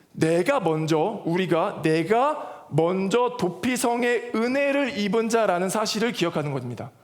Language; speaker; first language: Korean; native; Korean